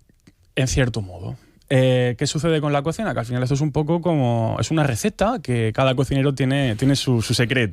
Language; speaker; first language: Spanish; native; Spanish